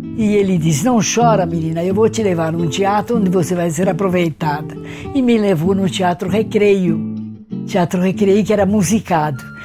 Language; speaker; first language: Portuguese; early bilingual, other home language; Hungarian